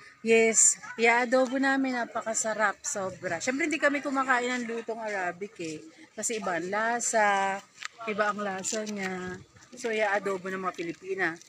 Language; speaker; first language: Filipino; native; Filipino